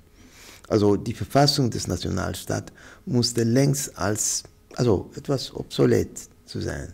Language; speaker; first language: German; non-native, fluent; Arabic